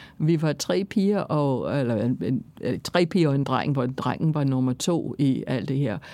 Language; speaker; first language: Danish; non-native, fluent; English